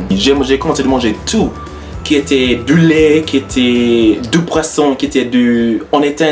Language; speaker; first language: French; non-native, learner; English